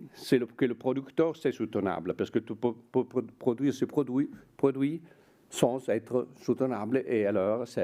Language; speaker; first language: French; non-native, fluent; Italian